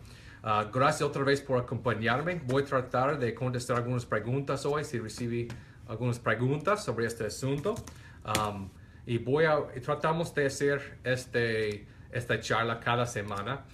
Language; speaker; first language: Spanish; non-native, fluent; English